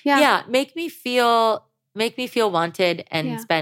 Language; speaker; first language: English; native; English